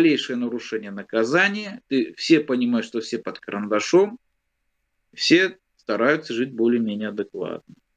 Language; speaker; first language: Russian; native; Russian